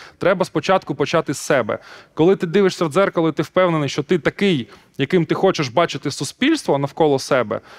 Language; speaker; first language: Ukrainian; non-native, local second language; Russian